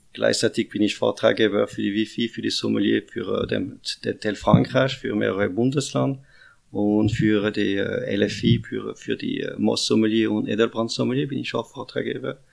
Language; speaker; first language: German; non-native, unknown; French